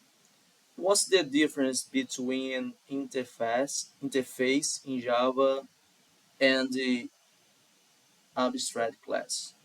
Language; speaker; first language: English; non-native, learner; Portuguese